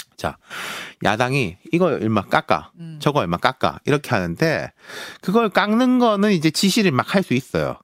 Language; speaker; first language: Korean; native; Korean